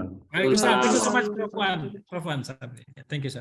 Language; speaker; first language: English; non-native, learner; Indonesian